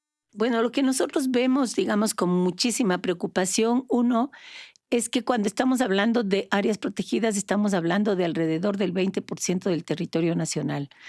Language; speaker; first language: Spanish; native; Spanish